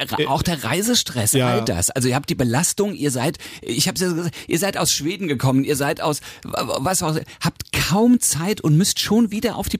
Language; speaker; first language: German; native; German